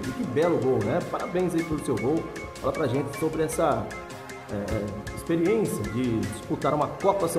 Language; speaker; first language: Portuguese; native; Portuguese